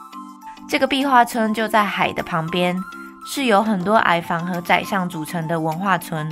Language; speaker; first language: Chinese; native; Chinese